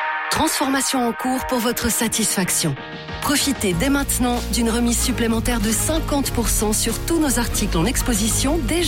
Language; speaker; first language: French; native; French